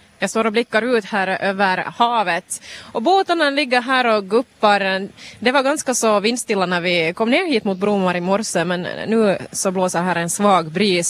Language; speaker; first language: Swedish; native; Swedish